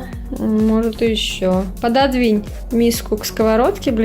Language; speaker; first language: Russian; native; Russian